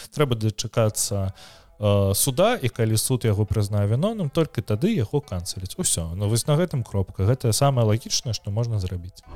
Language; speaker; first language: Belarusian; non-native, local second language; Russian